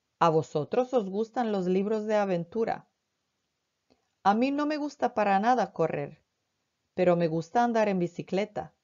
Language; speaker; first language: Spanish; non-native, fluent; Croatian